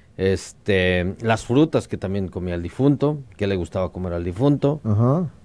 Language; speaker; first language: Spanish; native; Spanish